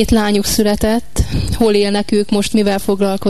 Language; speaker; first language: Hungarian; native; Hungarian